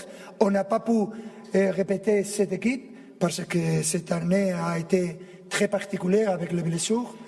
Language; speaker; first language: French; non-native, fluent; Spanish